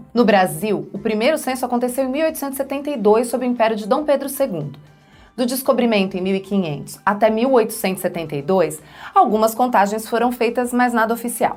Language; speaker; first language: Portuguese; native; Portuguese